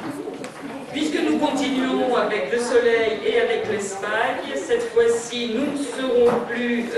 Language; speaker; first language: French; native; French